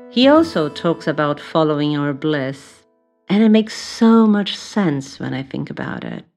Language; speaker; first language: English; non-native, fluent; Portuguese